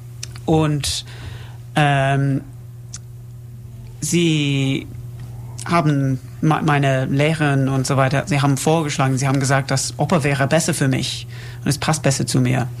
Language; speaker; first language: German; non-native, learner; English